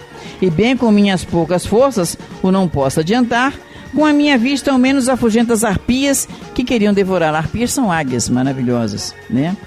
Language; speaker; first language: Portuguese; native; Portuguese